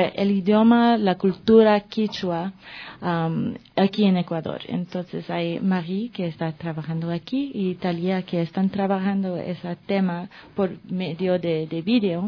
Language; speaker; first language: Spanish; non-native, fluent; French